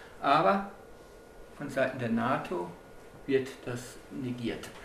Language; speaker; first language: German; native; German